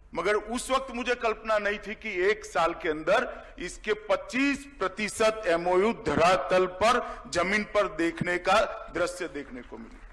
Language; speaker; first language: Hindi; non-native, local second language; Gujarati